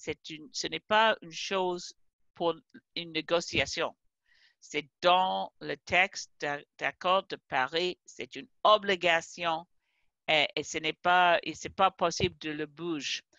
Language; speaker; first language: French; non-native, fluent; English